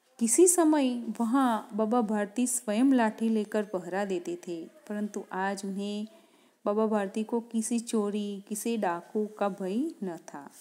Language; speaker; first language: Hindi; non-native, local second language; Gujarati